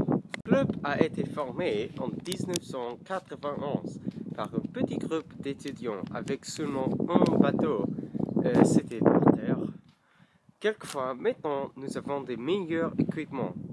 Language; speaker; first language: French; non-native, learner; English